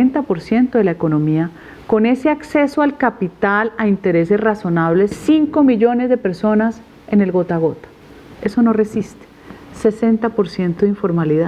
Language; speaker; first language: Spanish; native; Spanish